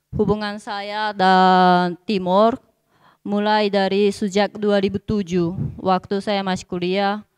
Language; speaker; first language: Indonesian; non-native, fluent; Japanese